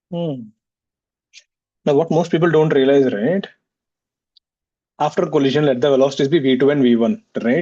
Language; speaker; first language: English; non-native, local second language; Hindi